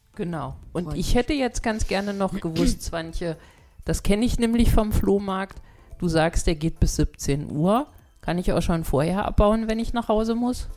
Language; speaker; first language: German; native; German